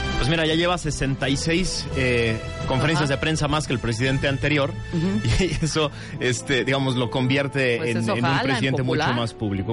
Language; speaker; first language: Spanish; native; Spanish